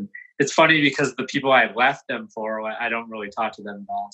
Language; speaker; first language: English; native; English